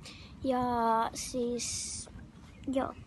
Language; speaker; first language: Finnish; native; Finnish